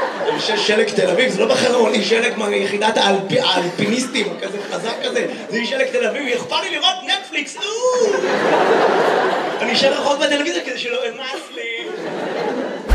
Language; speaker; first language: Hebrew; native; Hebrew